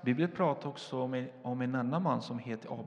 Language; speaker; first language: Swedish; non-native, fluent; Portuguese